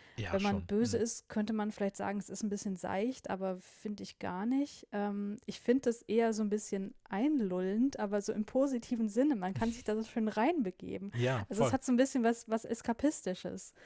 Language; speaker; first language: German; native; German